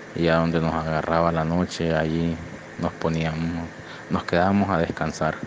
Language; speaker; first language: Spanish; native; Spanish